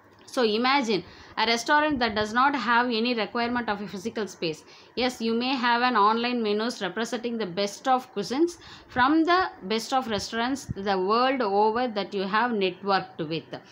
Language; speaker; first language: English; non-native, local second language; Tamil